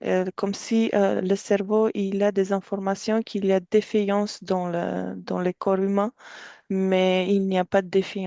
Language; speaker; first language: French; non-native, fluent; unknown